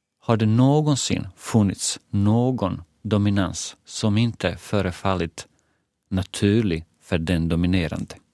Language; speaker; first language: Swedish; non-native, fluent; Bosnian